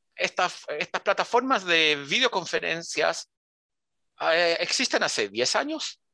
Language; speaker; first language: Spanish; early bilingual, heritage; Spanish